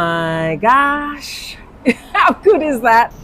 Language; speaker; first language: English; native; English